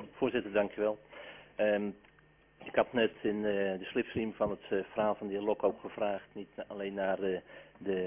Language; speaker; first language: Dutch; native; Dutch